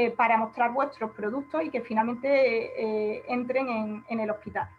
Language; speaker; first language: Spanish; native; Spanish